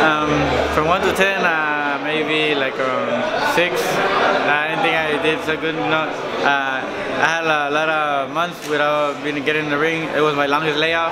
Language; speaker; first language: English; early bilingual, other home language; Spanish